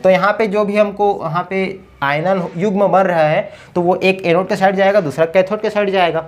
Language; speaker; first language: Hindi; native; Hindi